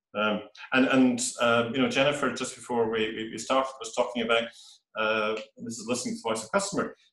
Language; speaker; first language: English; native; English